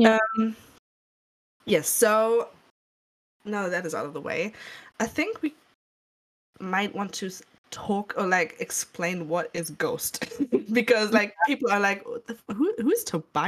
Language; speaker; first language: English; non-native, fluent; German